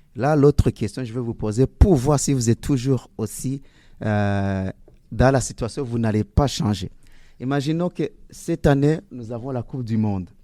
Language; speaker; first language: French; native; French